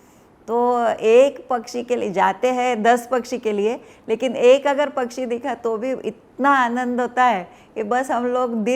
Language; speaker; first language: Hindi; non-native, local second language; Marathi